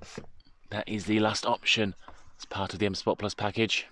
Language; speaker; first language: English; native; English